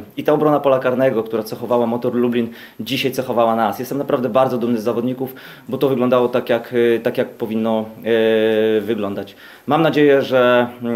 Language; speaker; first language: Polish; native; Polish